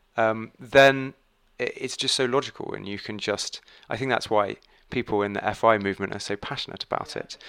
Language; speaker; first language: English; native; English